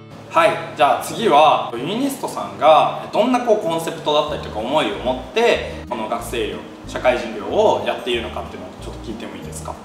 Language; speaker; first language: Japanese; native; Japanese